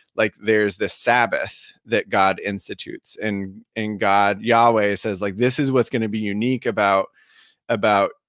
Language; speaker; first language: English; native; English